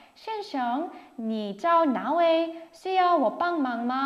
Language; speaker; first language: Chinese; non-native, fluent; Korean